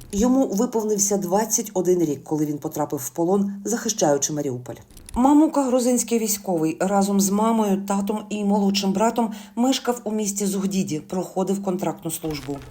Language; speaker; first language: Ukrainian; native; Ukrainian